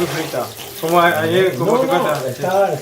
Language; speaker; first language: Spanish; non-native, learner; Chinese